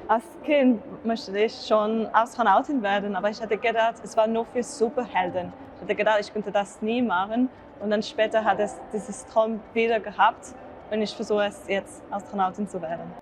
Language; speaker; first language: German; non-native, learner; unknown